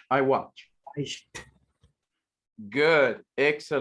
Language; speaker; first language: English; non-native, fluent; Spanish